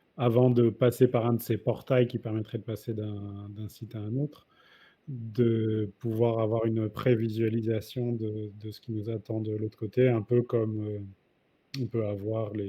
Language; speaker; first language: French; native; French